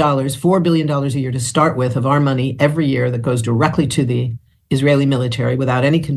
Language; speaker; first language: English; native; English